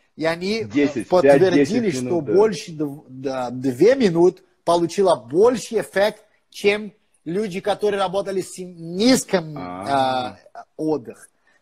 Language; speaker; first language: Russian; non-native, fluent; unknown